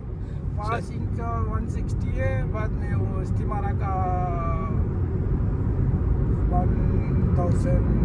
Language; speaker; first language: Hindi; non-native, learner; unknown